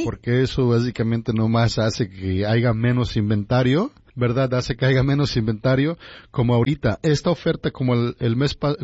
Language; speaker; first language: Spanish; native; Spanish